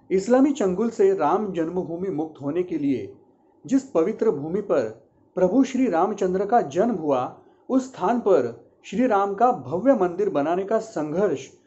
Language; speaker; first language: Hindi; non-native, local second language; Marathi